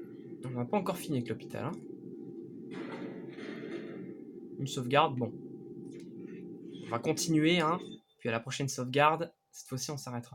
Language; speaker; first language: French; native; French